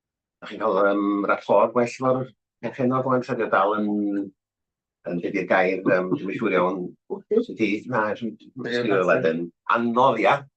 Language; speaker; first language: Welsh; native; Welsh